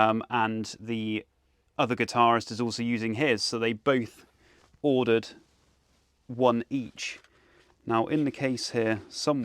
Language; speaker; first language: English; native; English